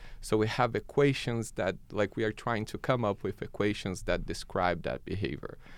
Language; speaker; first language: English; non-native, fluent; Portuguese